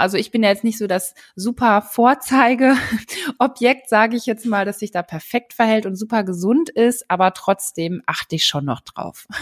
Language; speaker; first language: German; native; German